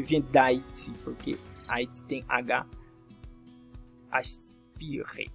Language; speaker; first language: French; non-native, fluent; Portuguese